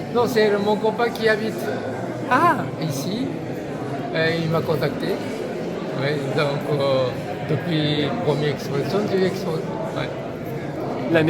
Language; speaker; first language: French; non-native, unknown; Japanese